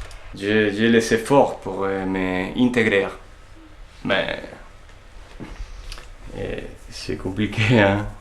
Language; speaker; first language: French; non-native, learner; Spanish